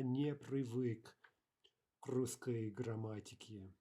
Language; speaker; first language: Russian; non-native, fluent; English